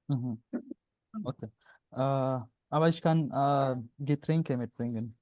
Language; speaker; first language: German; non-native, learner; Punjabi